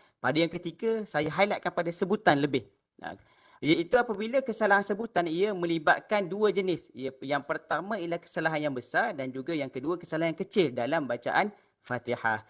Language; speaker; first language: Malay; native; Malay